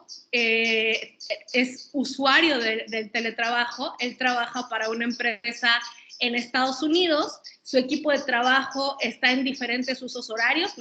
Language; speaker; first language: Spanish; native; Spanish